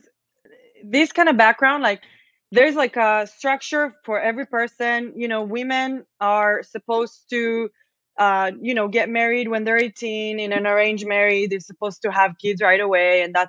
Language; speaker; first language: English; non-native, fluent; Hebrew